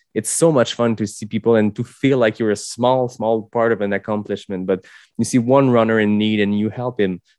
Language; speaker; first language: English; non-native, fluent; French